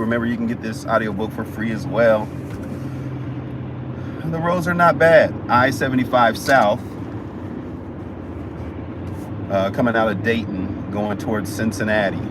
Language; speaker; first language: English; native; English